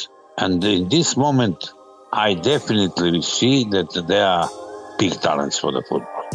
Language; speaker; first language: English; non-native, learner; Serbian